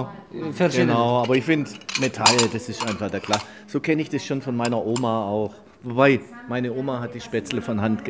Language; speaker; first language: German; native; German